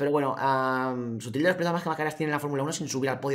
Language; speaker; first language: Spanish; native; Spanish